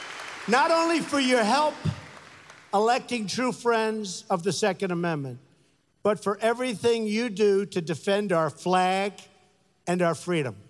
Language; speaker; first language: English; native; English